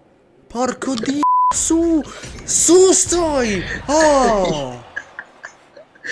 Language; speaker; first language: Italian; native; Italian